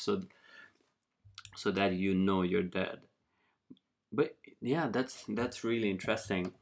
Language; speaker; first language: English; non-native, local second language; Nepali